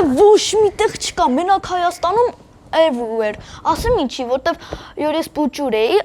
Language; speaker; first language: Armenian; early bilingual, heritage; Armenian